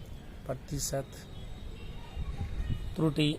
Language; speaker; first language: Hindi; native; Hindi